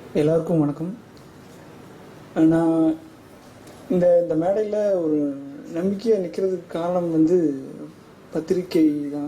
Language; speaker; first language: Tamil; native; Tamil